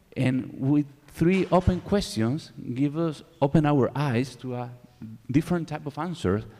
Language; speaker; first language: English; non-native, learner; Spanish